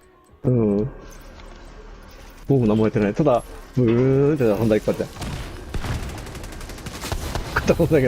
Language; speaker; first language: Japanese; native; Japanese